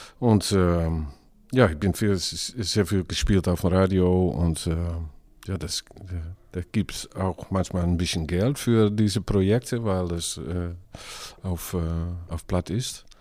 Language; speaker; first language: German; non-native, learner; Dutch